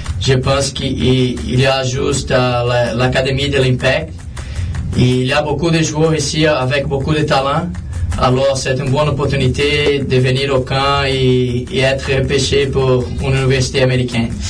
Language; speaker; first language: French; non-native, learner; Portuguese